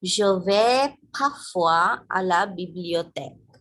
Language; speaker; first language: French; non-native, learner; Bangla